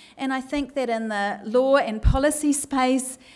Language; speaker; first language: English; native; English